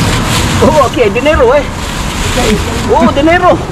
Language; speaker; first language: Spanish; non-native, learner; Filipino